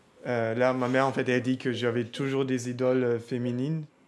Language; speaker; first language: French; non-native, fluent; German